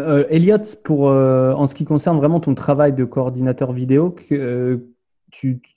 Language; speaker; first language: French; native; French